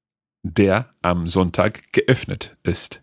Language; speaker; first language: German; non-native, learner; English